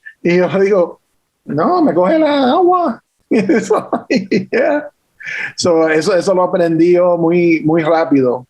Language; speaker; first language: Spanish; early bilingual, heritage; English